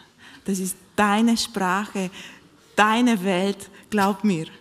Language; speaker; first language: German; non-native, fluent; Romanian